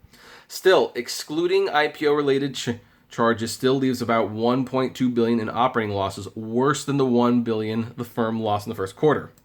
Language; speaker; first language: English; native; English